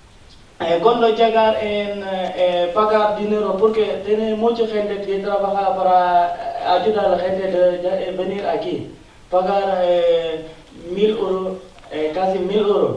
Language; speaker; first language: Spanish; non-native, learner; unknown